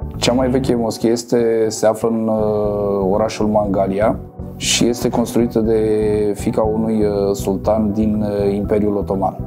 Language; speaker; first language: Romanian; non-native, local second language; Crimean Tatar